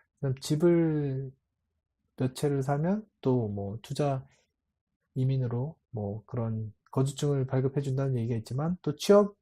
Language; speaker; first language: Korean; native; Korean